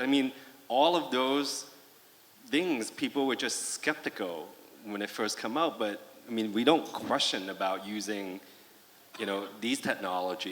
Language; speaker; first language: English; non-native, fluent; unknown